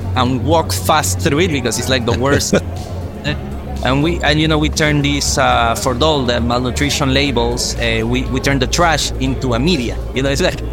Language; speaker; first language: English; non-native, fluent; Spanish